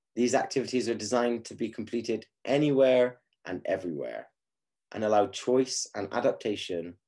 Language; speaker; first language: English; native; English